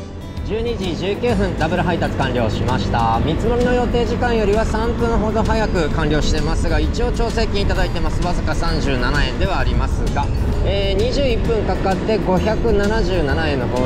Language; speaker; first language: Japanese; native; Japanese